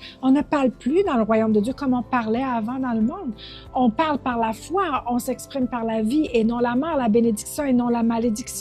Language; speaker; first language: French; native; French